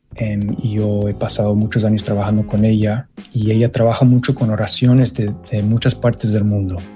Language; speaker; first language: Spanish; early bilingual, other home language; English